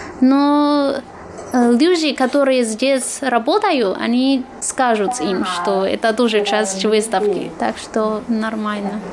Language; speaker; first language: Russian; non-native, fluent; Chinese